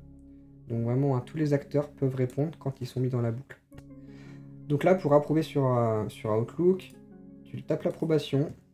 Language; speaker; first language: French; native; French